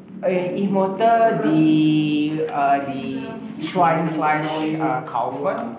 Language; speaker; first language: German; non-native, learner; Indonesian